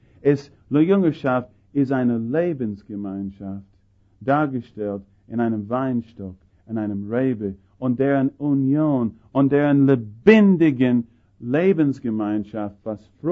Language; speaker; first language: German; non-native, fluent; English